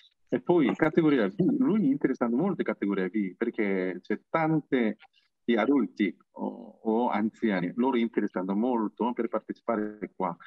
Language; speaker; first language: Italian; non-native, learner; Korean